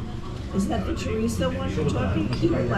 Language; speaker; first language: English; native; English